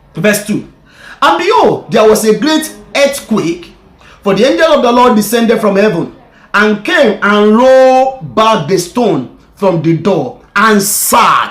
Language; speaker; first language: English; non-native, local second language; Yoruba